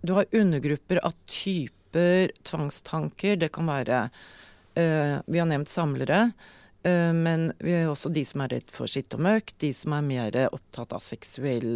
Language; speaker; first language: Norwegian; native; Norwegian